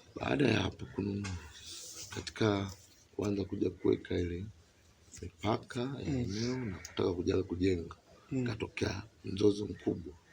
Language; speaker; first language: Swahili; native; Swahili